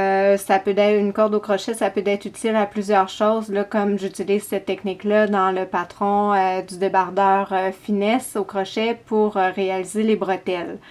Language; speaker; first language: French; native; French